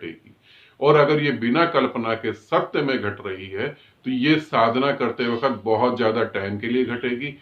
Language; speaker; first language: Hindi; native; Hindi